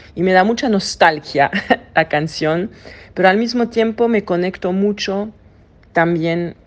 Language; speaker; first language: Spanish; non-native, fluent; French